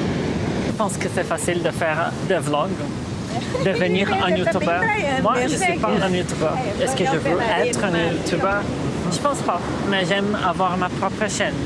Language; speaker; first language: French; non-native, fluent; Portuguese